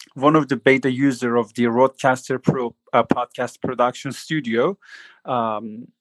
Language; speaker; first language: English; non-native, fluent; Turkish